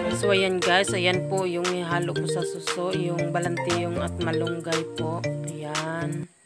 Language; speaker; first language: Filipino; non-native, local second language; Cebuano